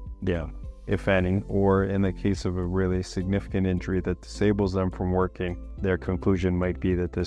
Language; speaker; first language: English; native; English